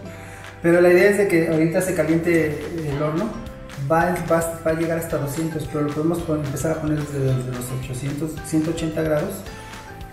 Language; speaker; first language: Spanish; native; Spanish